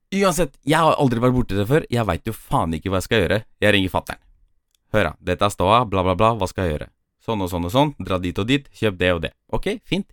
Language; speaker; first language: Norwegian; early bilingual, other home language; Polish